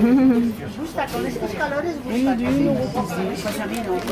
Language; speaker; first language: Spanish; native; Spanish